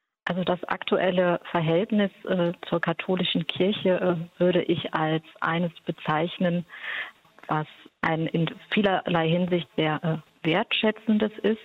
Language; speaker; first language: German; native; German